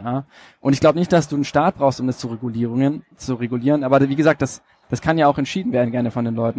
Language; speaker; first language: German; native; German